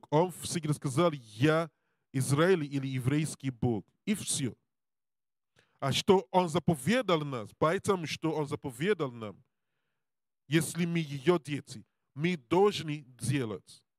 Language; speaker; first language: Russian; non-native, learner; English